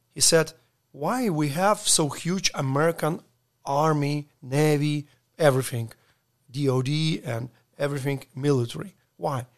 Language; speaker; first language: English; non-native, learner; Ukrainian